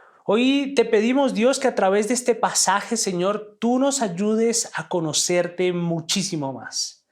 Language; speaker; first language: Spanish; native; Spanish